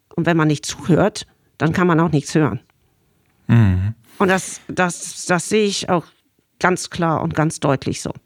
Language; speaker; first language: German; non-native, fluent; English